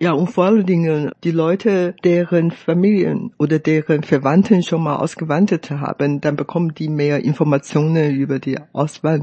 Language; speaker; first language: German; non-native, fluent; Chinese